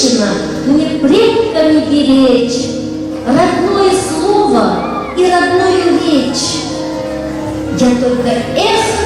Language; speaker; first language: Russian; non-native, fluent; Lezghian